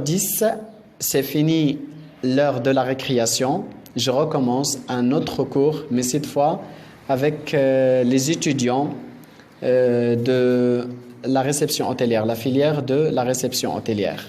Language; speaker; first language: French; non-native, local second language; Arabic